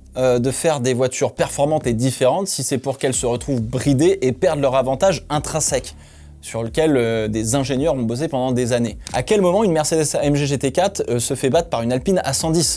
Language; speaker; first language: French; native; French